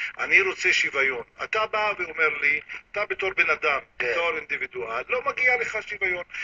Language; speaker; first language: Hebrew; non-native, local second language; Arabic